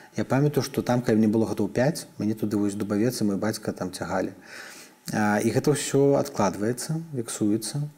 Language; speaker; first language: Belarusian; native; Belarusian